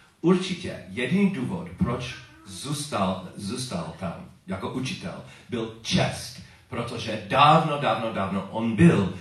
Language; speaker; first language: Czech; non-native, learner; English